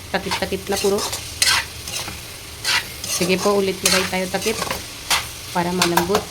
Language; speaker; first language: Filipino; non-native, learner; Punjabi